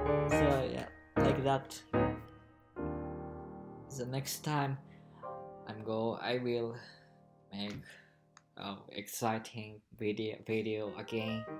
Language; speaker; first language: English; non-native, learner; Japanese